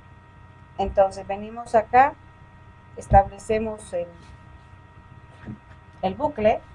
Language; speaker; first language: Spanish; native; Spanish